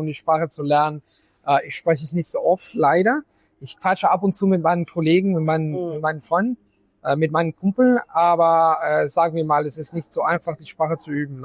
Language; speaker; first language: German; non-native, fluent; Italian